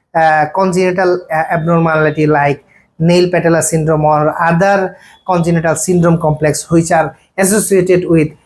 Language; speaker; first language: English; non-native, local second language; Bangla